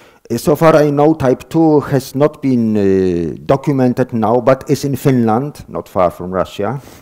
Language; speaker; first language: English; non-native, fluent; Polish